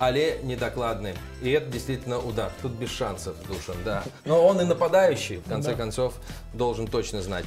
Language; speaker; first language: Russian; native; Russian